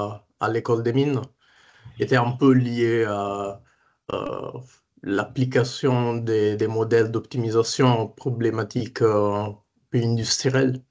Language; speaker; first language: French; non-native, fluent; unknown